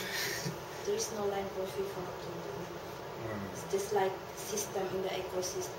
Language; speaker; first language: English; non-native, learner; Indonesian